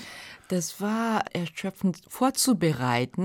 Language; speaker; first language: German; non-native, fluent; Japanese